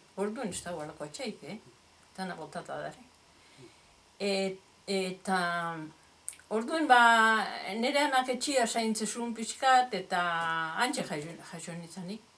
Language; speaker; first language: Basque; native; Basque